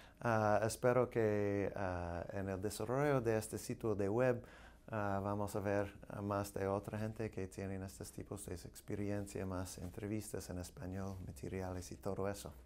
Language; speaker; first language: Spanish; non-native, fluent; English